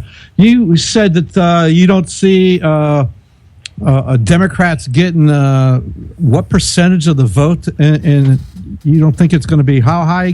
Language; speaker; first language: English; native; English